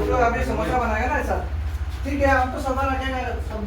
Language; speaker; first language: Hindi; non-native, local second language; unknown